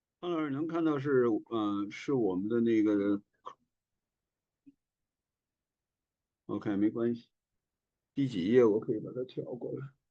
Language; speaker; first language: Chinese; native; Chinese